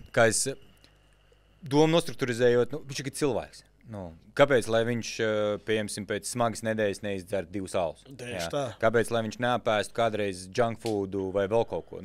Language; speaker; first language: Latvian; native; Latvian